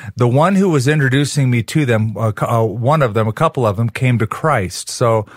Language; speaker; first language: English; native; English